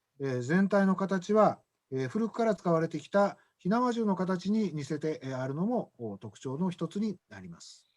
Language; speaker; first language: Japanese; native; Japanese